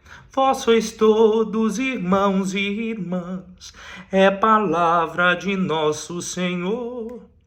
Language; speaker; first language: Portuguese; native; Portuguese